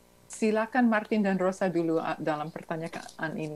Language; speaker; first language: Indonesian; early bilingual, other home language; English